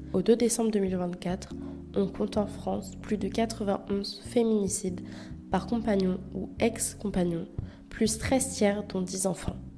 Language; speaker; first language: French; native; French